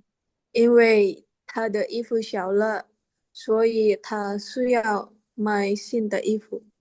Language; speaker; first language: Chinese; non-native, learner; Indonesian